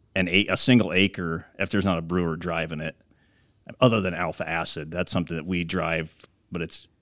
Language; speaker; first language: English; native; English